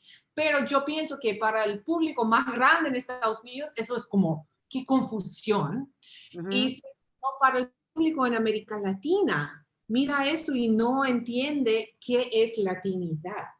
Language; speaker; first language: Spanish; early bilingual, heritage; English